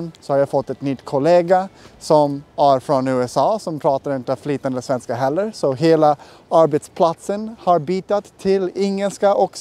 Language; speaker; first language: Swedish; non-native, fluent; English